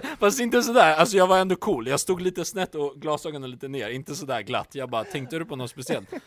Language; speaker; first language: Swedish; early bilingual, other home language; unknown